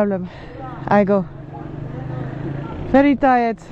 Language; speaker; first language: English; non-native, learner; Dutch